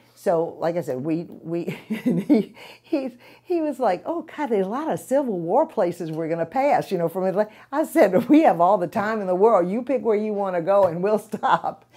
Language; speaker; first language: English; native; English